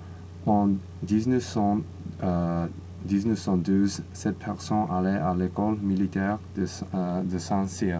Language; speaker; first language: French; non-native, learner; English